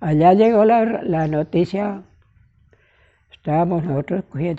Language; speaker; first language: Spanish; native; Spanish